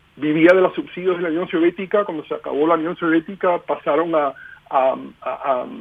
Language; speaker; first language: Spanish; early bilingual, heritage; Spanish